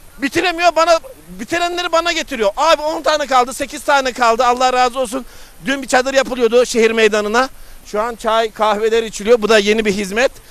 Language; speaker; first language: Turkish; native; Turkish